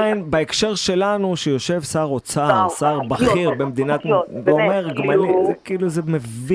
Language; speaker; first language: Hebrew; native; Hebrew